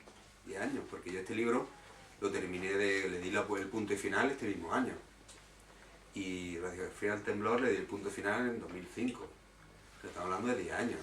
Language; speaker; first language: Spanish; native; Spanish